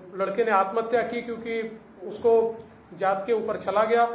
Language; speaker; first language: Hindi; non-native, local second language; Marathi